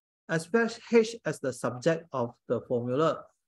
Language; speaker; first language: English; non-native, local second language; Chinese